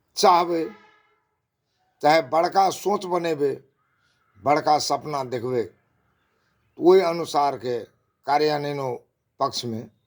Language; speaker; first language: Maithili; non-native, local second language; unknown